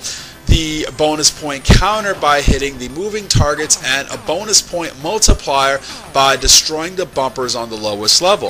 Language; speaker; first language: English; native; English